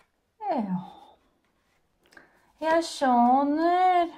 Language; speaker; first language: Norwegian; non-native, learner; Ukrainian